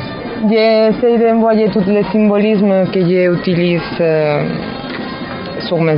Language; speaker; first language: French; non-native, fluent; Spanish